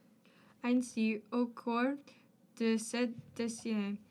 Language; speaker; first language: French; non-native, learner; English